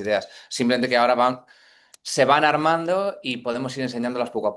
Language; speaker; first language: Spanish; native; Spanish